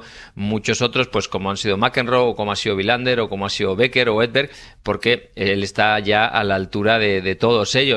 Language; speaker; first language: Spanish; native; Spanish